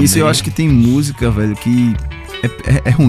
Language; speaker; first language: Portuguese; native; Portuguese